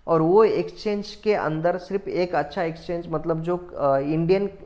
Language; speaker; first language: Hindi; non-native, local second language; Marathi